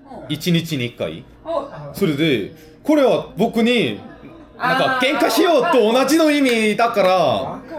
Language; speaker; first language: Japanese; non-native, learner; Korean